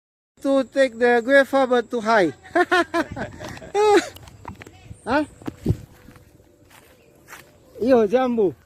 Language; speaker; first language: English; non-native, learner; Indonesian